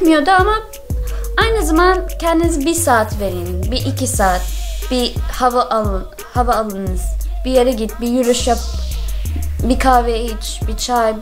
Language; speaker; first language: Turkish; non-native, learner; English